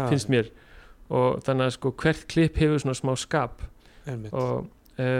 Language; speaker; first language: Icelandic; native; Icelandic